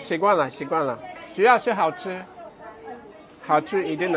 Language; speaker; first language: Chinese; non-native, fluent; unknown